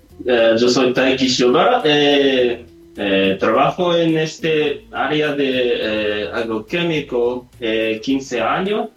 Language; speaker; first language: Spanish; non-native, learner; Japanese